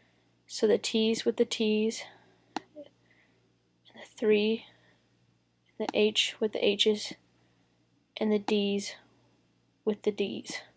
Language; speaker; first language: English; native; English